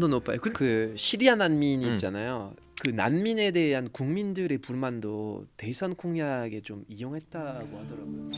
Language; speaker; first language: Korean; non-native, fluent; French